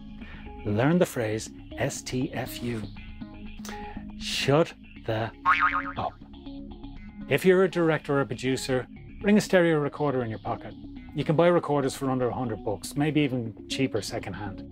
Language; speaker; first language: English; native; English